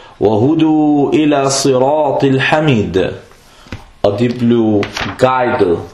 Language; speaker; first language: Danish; early bilingual, other home language; Arabic